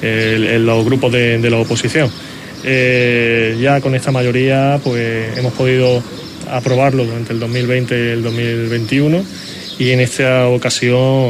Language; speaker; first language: Spanish; native; Spanish